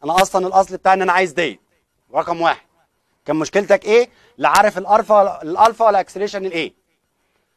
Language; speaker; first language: Arabic; native; Arabic